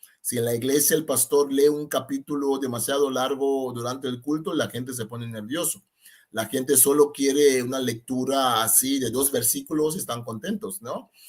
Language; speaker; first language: Spanish; non-native, fluent; Papiamento